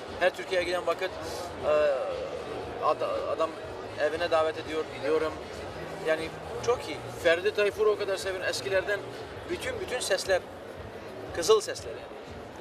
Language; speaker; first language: Turkish; early bilingual, heritage; Turkish